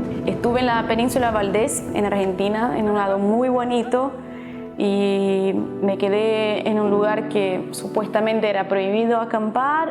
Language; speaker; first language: Spanish; non-native, fluent; Portuguese